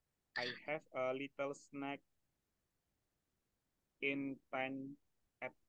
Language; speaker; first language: English; non-native, learner; Indonesian